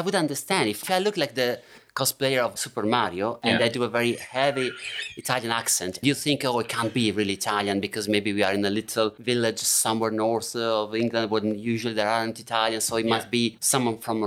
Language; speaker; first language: English; non-native, fluent; Italian